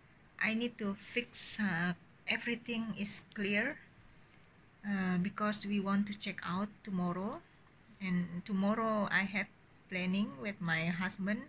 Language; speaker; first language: English; non-native, learner; Indonesian